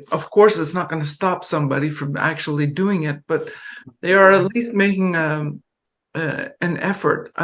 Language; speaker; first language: English; non-native, fluent; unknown